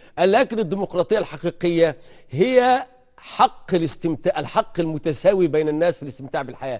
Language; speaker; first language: Egyptian Arabic; native; Egyptian Arabic